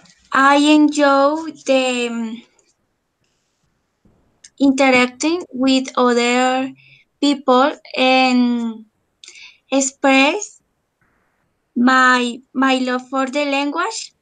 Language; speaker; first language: English; non-native, learner; Spanish